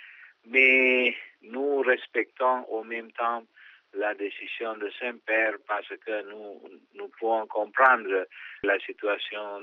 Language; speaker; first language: French; non-native, fluent; Sinhala